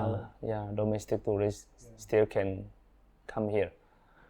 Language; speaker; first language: English; non-native, learner; Indonesian